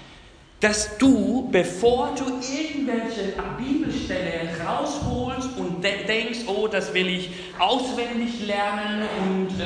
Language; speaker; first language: German; non-native, fluent; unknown